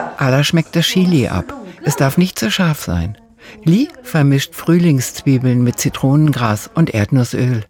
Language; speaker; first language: German; native; German